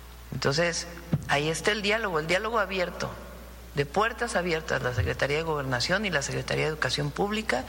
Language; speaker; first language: Spanish; native; Spanish